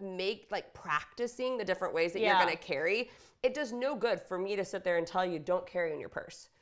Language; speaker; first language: English; native; English